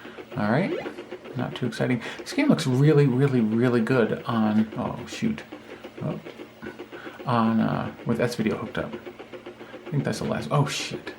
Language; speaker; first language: English; native; English